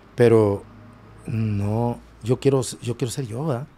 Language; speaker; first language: Spanish; native; Spanish